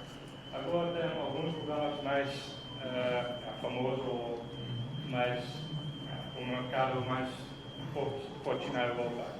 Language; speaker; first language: Portuguese; non-native, fluent; Dutch